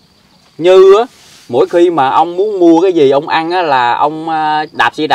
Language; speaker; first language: Vietnamese; native; Vietnamese